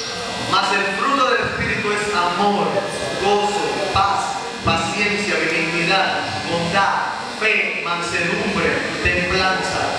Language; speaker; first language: Spanish; native; Spanish